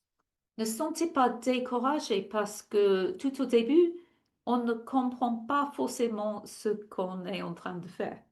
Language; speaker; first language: French; non-native, fluent; English